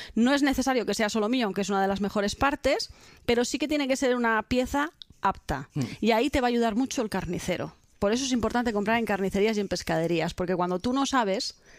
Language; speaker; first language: Spanish; native; Spanish